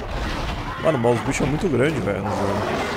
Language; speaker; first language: Portuguese; native; Portuguese